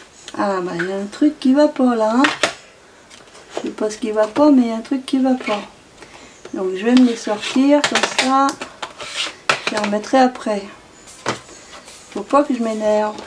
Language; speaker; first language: French; native; French